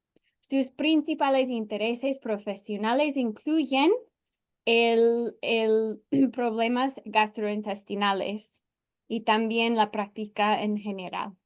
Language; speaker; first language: Spanish; non-native, fluent; English